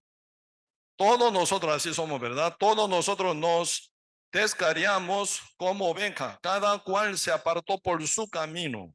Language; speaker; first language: Spanish; non-native, learner; Korean